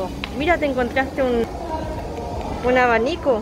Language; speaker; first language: Spanish; native; Spanish